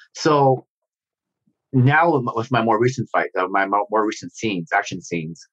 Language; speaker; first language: English; native; English